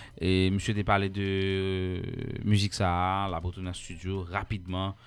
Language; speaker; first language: French; non-native, local second language; Haitian Creole